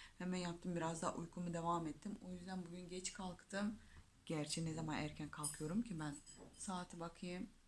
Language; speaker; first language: Turkish; non-native, fluent; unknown